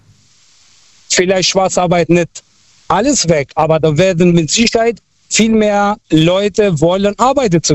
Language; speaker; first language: German; non-native, local second language; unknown